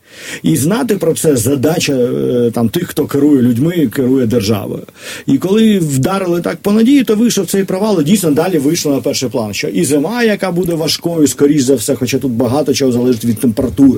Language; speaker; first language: Ukrainian; native; Ukrainian